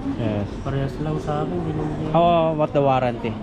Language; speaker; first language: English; non-native, local second language; Filipino